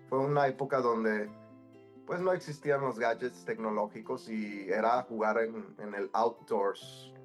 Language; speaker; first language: Spanish; early bilingual, heritage; Spanish